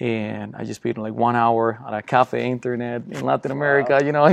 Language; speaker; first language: English; non-native, fluent; Spanish